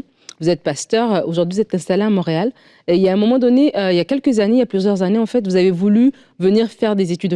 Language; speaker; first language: French; native; French